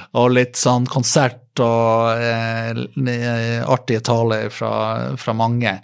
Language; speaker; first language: Norwegian; non-native, fluent; English